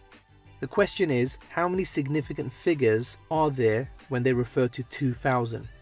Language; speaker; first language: English; native; English